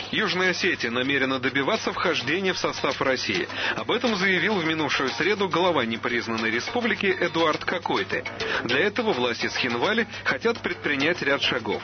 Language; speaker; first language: Russian; native; Russian